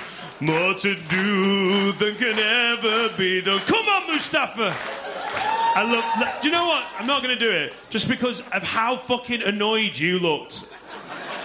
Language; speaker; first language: English; native; English